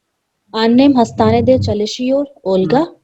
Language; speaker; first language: Turkish; non-native, learner; Urdu